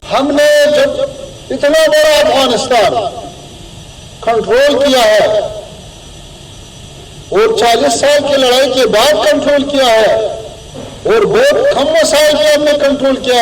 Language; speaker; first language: Urdu; non-native, fluent; Pashto